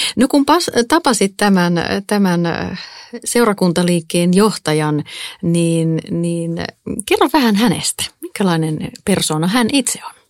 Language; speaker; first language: Finnish; native; Finnish